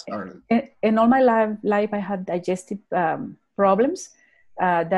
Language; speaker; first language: English; non-native, fluent; Spanish